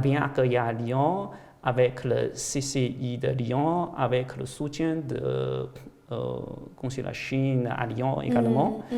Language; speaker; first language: French; non-native, fluent; Chinese